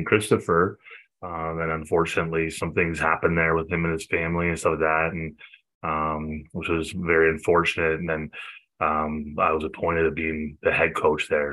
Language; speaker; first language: English; native; English